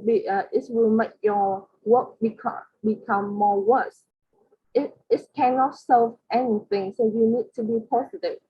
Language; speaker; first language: English; non-native, learner; Vietnamese